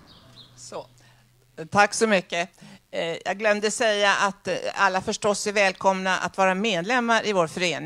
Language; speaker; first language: Swedish; native; Swedish